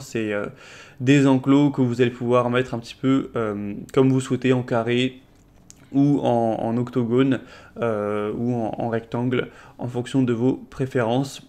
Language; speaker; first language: French; native; French